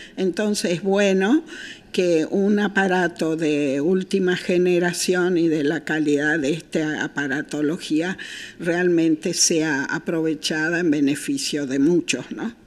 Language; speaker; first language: Spanish; native; Spanish